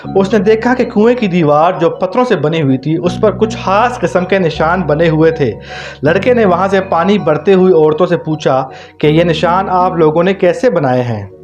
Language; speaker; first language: Urdu; native; Urdu